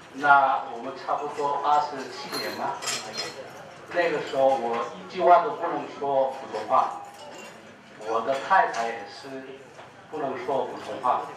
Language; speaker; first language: Chinese; non-native, fluent; Korean